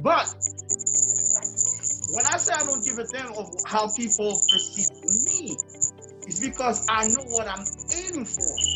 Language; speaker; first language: English; early bilingual, other home language; French